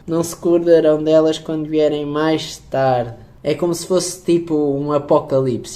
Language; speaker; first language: Portuguese; native; Portuguese